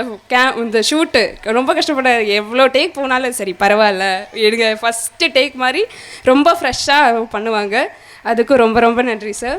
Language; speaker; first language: Tamil; non-native, learner; Malayalam